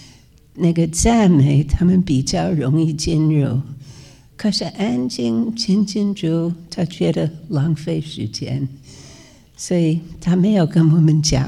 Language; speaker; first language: Chinese; non-native, fluent; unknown